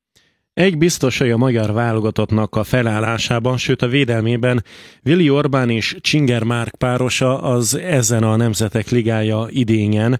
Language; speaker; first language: Hungarian; native; Hungarian